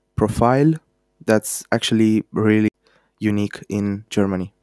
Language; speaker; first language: English; non-native, fluent; Romanian